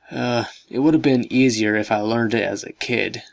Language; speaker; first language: English; native; English